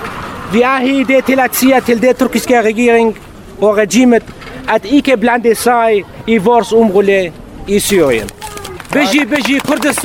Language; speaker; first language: Danish; non-native, learner; Kurdish